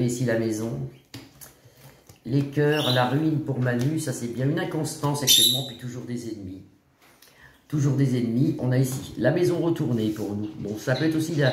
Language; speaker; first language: French; native; French